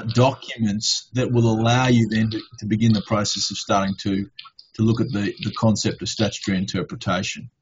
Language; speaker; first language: English; native; English